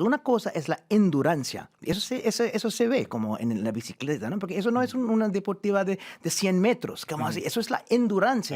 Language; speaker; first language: Spanish; non-native, fluent; French